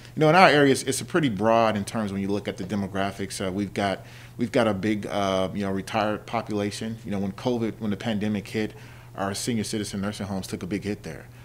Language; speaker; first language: English; native; English